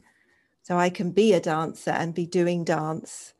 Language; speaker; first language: English; native; English